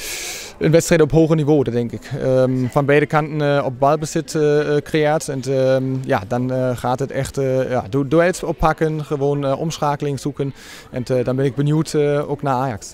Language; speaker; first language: Dutch; non-native, fluent; German